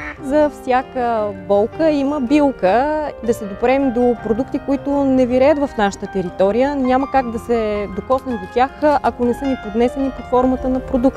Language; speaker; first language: Bulgarian; native; Bulgarian